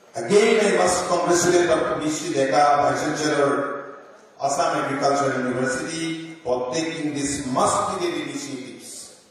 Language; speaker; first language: English; non-native, local second language; Assamese